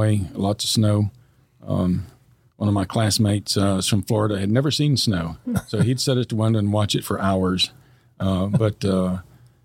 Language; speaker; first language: English; native; English